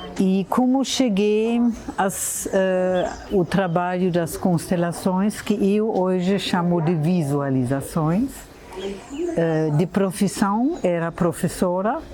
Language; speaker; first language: Portuguese; non-native, fluent; German